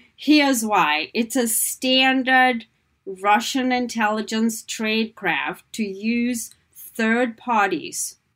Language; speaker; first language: English; non-native, fluent; Kazakh